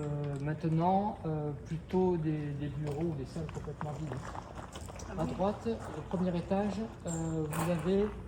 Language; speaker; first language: French; native; French